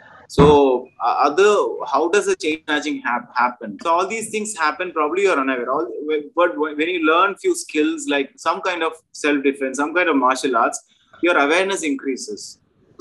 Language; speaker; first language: English; non-native, local second language; Malayalam